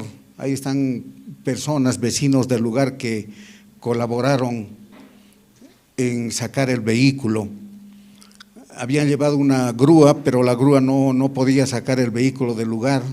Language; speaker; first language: Spanish; native; Spanish